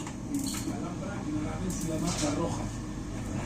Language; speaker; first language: Spanish; non-native, fluent; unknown